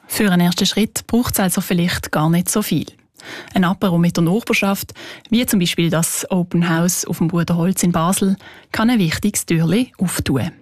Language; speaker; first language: German; native; German